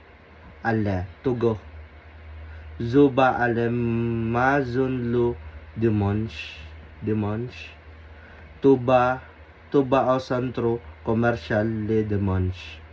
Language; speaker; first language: French; non-native, learner; Filipino